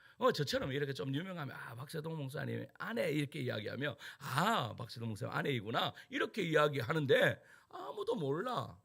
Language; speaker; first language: Korean; native; Korean